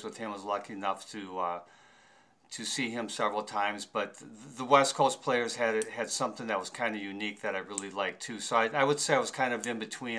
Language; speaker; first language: English; native; English